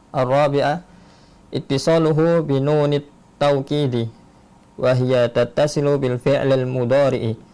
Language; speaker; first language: Arabic; non-native, learner; Indonesian